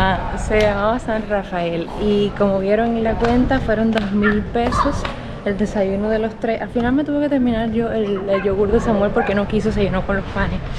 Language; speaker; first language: Spanish; native; Spanish